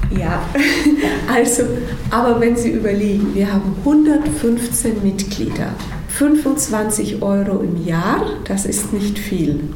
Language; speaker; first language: German; native; German